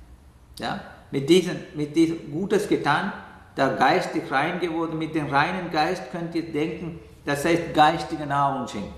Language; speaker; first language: German; non-native, learner; Sinhala